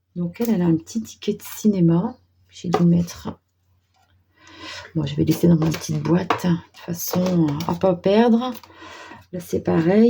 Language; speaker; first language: French; native; French